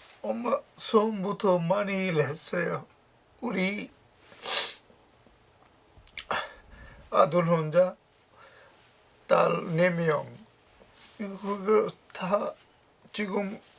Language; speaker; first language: Korean; non-native, learner; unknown